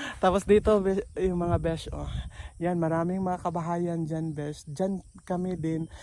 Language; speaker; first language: Filipino; non-native, local second language; Cebuano